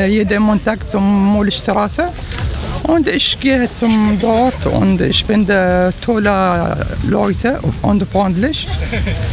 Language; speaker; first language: German; non-native, learner; Arabic